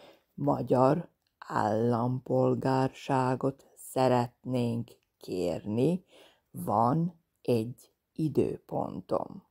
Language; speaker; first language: Hungarian; non-native, fluent; Serbian